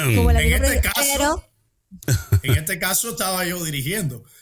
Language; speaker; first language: Spanish; early bilingual, heritage; Spanish